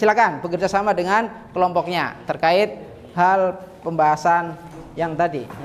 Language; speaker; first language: Indonesian; native; Indonesian